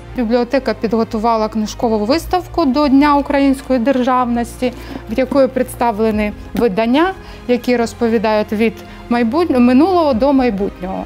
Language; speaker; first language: Ukrainian; non-native, local second language; Russian